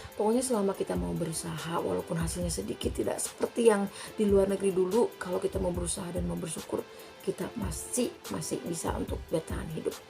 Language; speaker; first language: Indonesian; native; Indonesian